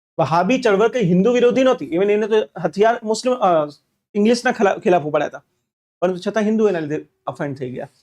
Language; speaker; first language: Gujarati; non-native, local second language; Hindi